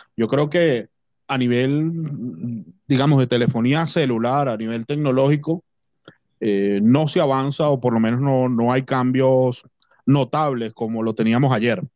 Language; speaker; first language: Spanish; native; Spanish